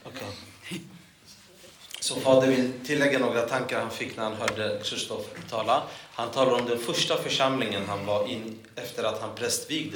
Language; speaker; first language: Swedish; non-native, fluent; Polish